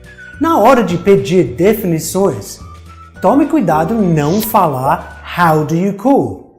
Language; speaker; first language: Portuguese; non-native, fluent; English